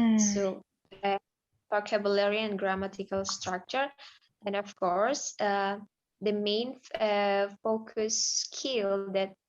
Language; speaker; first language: English; non-native, learner; Indonesian